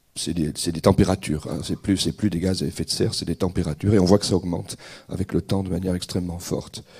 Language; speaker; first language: French; native; French